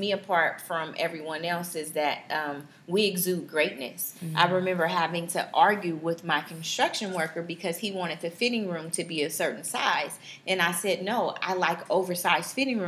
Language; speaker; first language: English; native; English